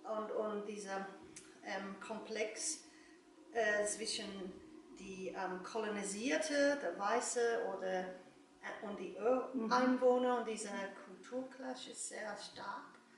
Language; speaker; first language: German; non-native, learner; English